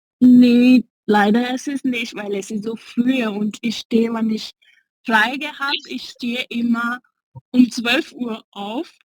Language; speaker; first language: German; non-native, learner; Hindi